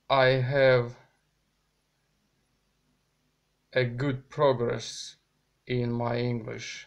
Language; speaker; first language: English; non-native, learner; Russian